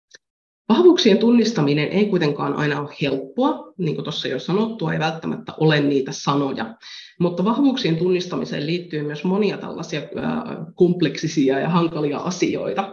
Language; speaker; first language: Finnish; native; Finnish